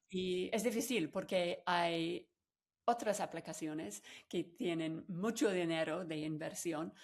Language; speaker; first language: Spanish; non-native, fluent; English